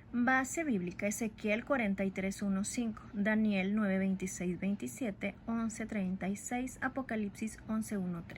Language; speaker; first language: Spanish; native; Spanish